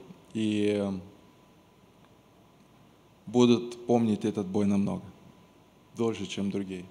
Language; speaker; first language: Russian; non-native, local second language; Romanian